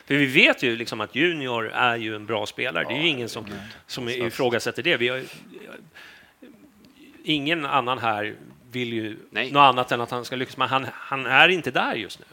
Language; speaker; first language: Swedish; native; Swedish